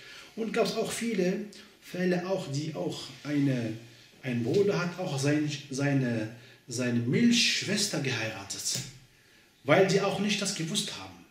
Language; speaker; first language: German; non-native, learner; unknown